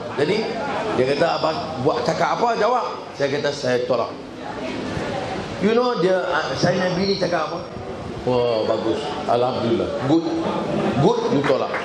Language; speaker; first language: Malay; native; Malay